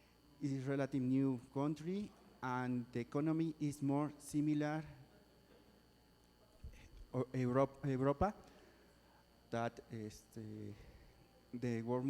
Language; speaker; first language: English; non-native, learner; Spanish